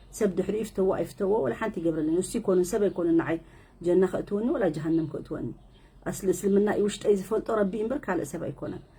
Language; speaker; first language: Tigrinya; native; Tigrinya